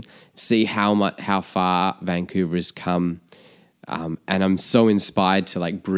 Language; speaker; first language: English; native; English